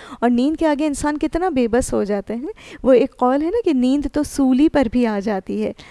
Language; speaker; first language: Urdu; native; Urdu